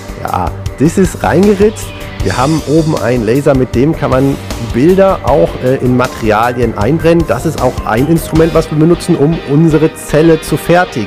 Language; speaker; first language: German; native; German